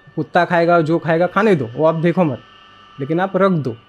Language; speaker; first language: Hindi; non-native, local second language; Marathi